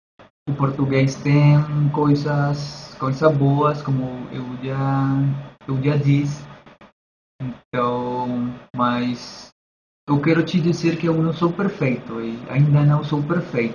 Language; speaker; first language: Portuguese; non-native, learner; Spanish